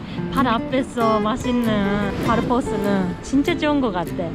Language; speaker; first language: Korean; non-native, learner; Japanese